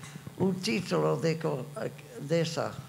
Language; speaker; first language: Portuguese; non-native, fluent; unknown